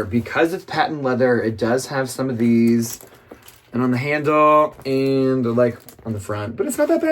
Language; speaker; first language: English; native; English